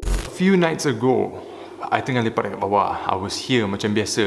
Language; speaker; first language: English; non-native, local second language; Malay